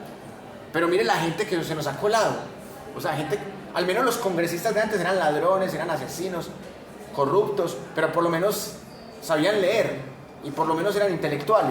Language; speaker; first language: Spanish; native; Spanish